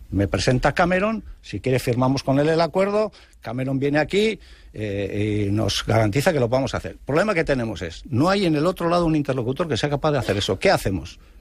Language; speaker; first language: Spanish; non-native, local second language; Basque